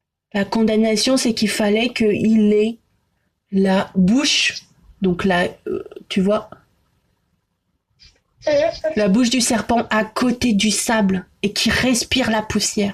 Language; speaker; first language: French; native; French